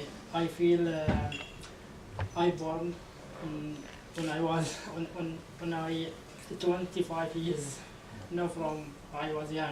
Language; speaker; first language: English; non-native, learner; Arabic